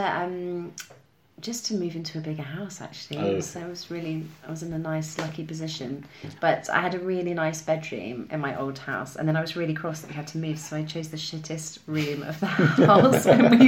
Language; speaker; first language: English; native; English